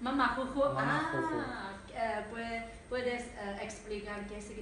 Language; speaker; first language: Spanish; non-native, learner; Chinese